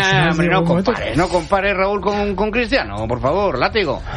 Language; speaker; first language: Spanish; native; Spanish